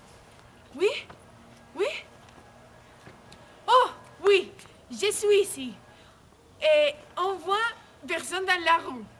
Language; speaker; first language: French; non-native, learner; Spanish